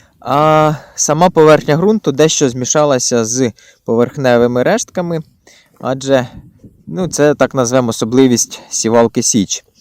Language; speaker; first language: Ukrainian; native; Ukrainian